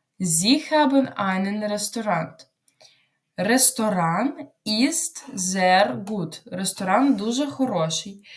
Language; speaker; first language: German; non-native, fluent; Ukrainian